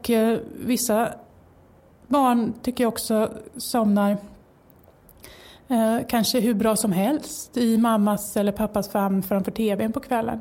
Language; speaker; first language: Swedish; native; Swedish